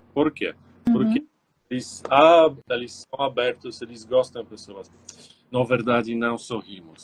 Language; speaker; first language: Portuguese; non-native, learner; Polish